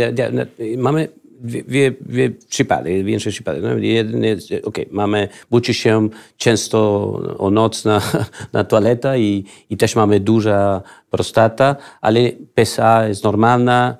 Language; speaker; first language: Polish; non-native, learner; Spanish